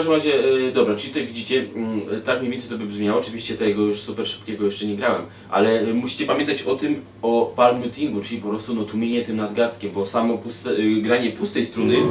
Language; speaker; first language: Polish; native; Polish